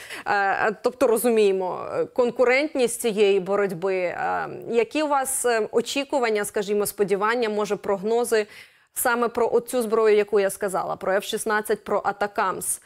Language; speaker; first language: Ukrainian; native; Ukrainian